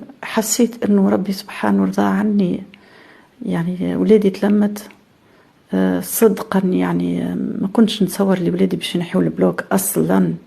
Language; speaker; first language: Arabic; native; Arabic